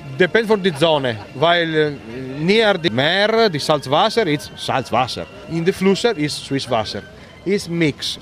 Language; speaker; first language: German; non-native, learner; Italian